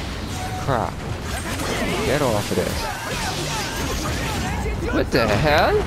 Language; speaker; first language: English; native; English